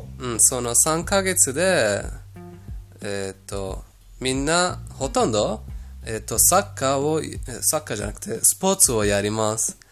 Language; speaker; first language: Japanese; non-native, fluent; Persian